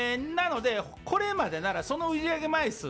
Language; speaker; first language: Japanese; native; Japanese